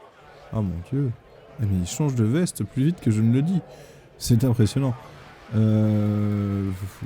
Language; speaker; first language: French; native; French